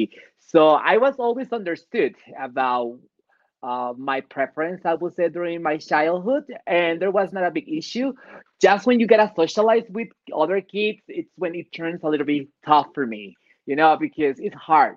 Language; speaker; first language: English; non-native, fluent; Spanish